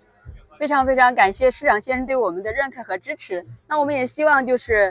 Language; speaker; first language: Chinese; native; Chinese